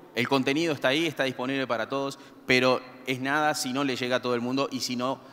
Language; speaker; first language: Spanish; native; Spanish